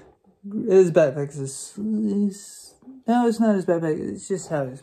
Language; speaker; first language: English; native; English